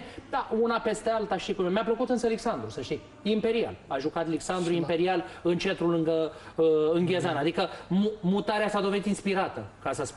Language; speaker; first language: Romanian; native; Romanian